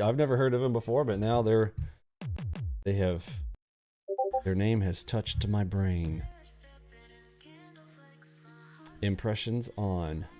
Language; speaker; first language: English; native; English